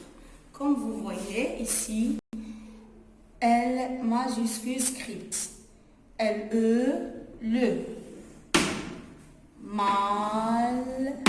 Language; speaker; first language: French; non-native, local second language; Arabic